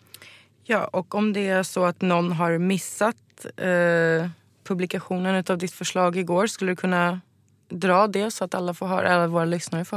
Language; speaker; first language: Swedish; native; Swedish